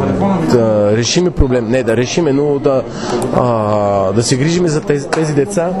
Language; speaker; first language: Bulgarian; non-native, fluent; French